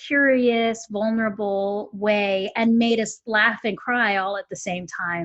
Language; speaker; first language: English; native; English